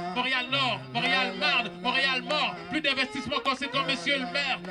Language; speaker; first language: French; native; French